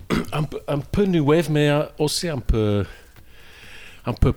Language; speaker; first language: French; non-native, learner; English